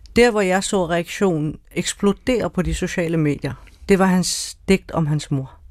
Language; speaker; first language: Danish; early bilingual, other home language; Persian